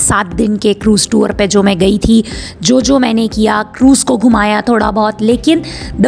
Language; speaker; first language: Hindi; native; Hindi